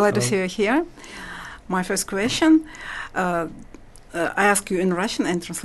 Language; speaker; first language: English; non-native, learner; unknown